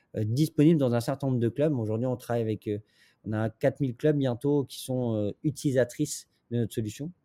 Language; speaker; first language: French; native; French